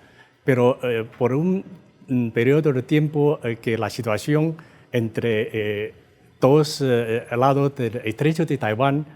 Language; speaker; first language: Spanish; non-native, fluent; Chinese